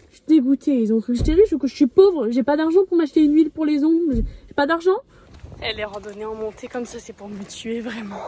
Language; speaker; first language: French; native; French